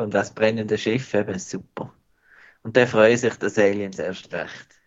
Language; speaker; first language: German; native; German